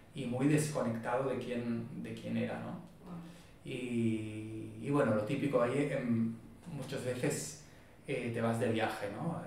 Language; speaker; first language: Spanish; non-native, fluent; Hebrew